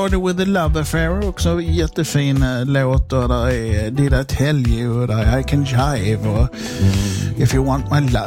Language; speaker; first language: Swedish; native; Swedish